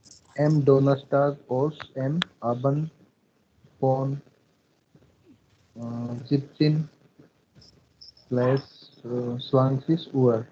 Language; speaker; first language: German; non-native, learner; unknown